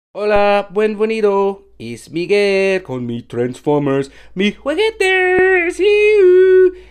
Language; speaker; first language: Spanish; non-native, learner; English